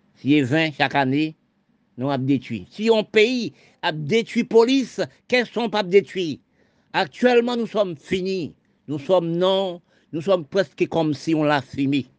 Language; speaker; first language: French; non-native, local second language; Haitian Creole